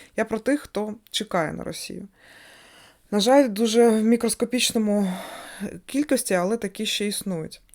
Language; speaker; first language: Ukrainian; non-native, local second language; Russian